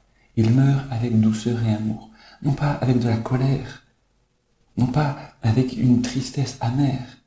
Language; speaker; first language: French; native; French